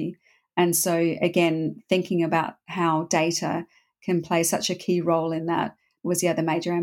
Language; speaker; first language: English; native; English